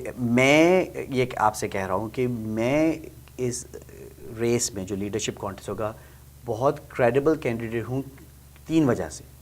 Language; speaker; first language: Urdu; native; Urdu